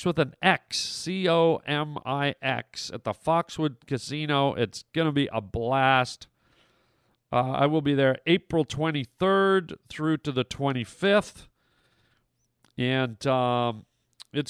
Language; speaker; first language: English; native; English